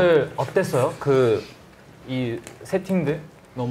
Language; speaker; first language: Korean; non-native, fluent; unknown